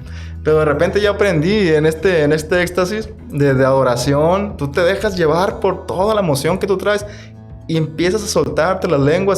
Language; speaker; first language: Spanish; native; Spanish